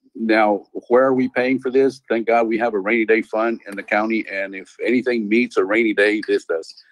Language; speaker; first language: English; early bilingual, other home language; Spanish